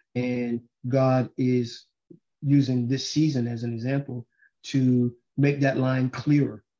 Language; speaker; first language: English; native; English